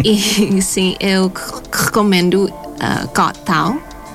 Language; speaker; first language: Portuguese; non-native, fluent; Thai